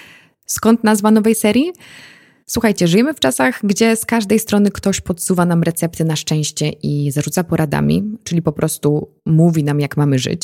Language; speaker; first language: Polish; native; Polish